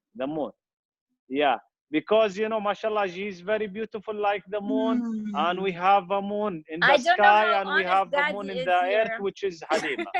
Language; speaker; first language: English; non-native, fluent; Arabic